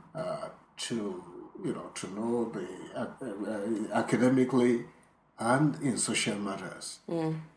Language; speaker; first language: English; non-native, local second language; Yoruba